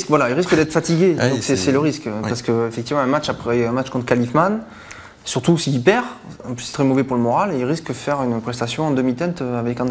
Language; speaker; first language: French; native; French